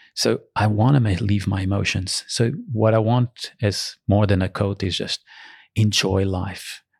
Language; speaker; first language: English; early bilingual, other home language; Portuguese